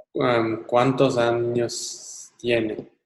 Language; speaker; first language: Spanish; non-native, learner; English